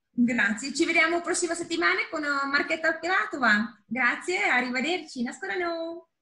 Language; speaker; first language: Italian; non-native, fluent; Czech